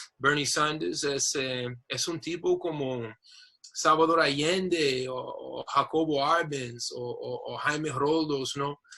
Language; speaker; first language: Spanish; non-native, fluent; English